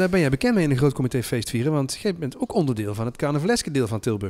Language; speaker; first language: Dutch; native; Dutch